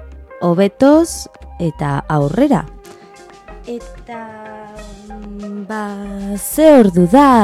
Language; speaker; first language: Basque; non-native, learner; Spanish